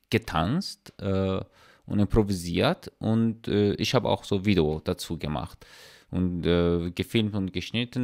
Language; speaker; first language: German; non-native, learner; Persian